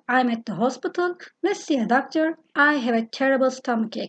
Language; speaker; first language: English; non-native, fluent; Turkish